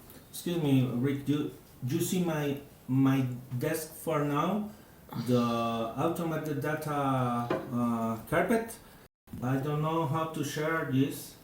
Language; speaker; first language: English; non-native, learner; Spanish